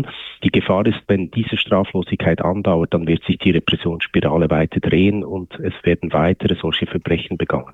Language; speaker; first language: German; native; German